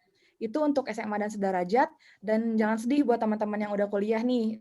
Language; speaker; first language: Indonesian; native; Indonesian